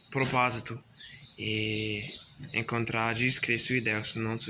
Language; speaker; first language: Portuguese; non-native, learner; English